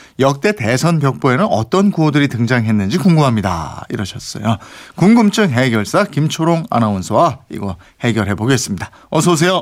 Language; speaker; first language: Korean; native; Korean